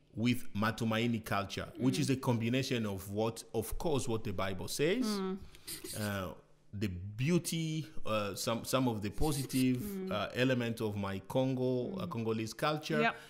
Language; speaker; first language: English; non-native, fluent; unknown